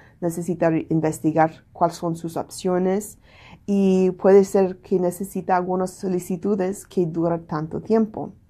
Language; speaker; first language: Spanish; non-native, learner; English